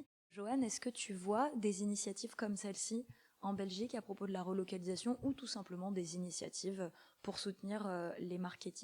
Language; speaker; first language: French; native; French